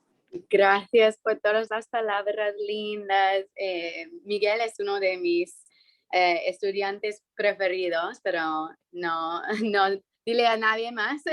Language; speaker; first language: Spanish; non-native, fluent; English